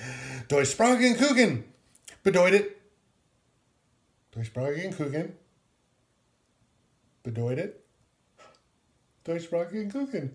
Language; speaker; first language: German; non-native, learner; English